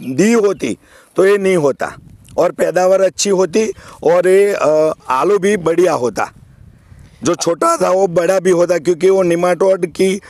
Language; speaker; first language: Hindi; non-native, local second language; Gujarati